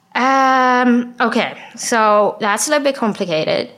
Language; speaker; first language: English; non-native, fluent; Hebrew